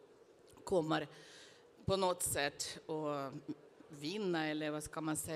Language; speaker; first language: Swedish; non-native, fluent; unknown